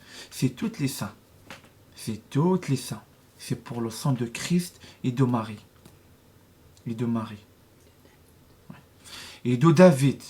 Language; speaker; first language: French; non-native, learner; Arabic